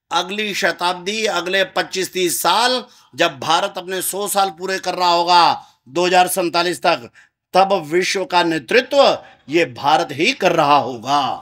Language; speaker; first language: Hindi; native; Hindi